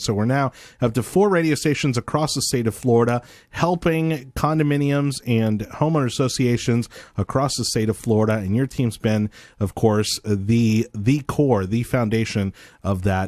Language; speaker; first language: English; native; English